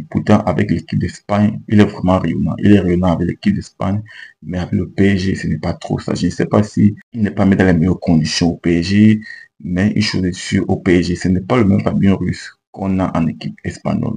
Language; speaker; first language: French; native; French